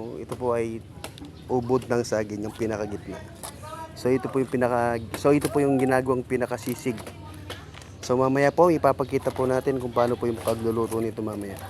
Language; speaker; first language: Filipino; non-native, local second language; Pampanga